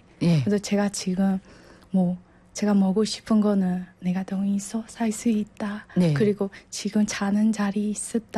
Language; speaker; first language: Korean; non-native, learner; Burmese